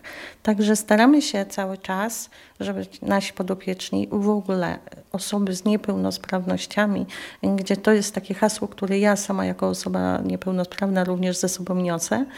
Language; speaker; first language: Polish; native; Polish